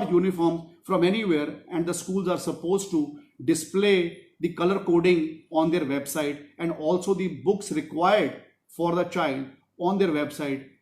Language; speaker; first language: English; non-native, local second language; Punjabi